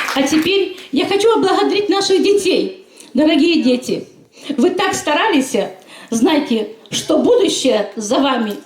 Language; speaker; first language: Russian; native; Russian